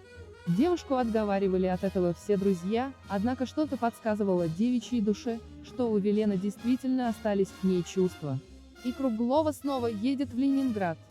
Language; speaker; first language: Russian; native; Russian